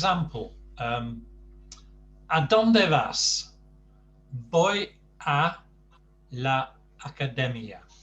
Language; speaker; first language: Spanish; non-native, fluent; English